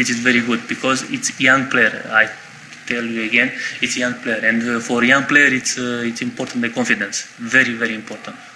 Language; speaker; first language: English; non-native, learner; Romanian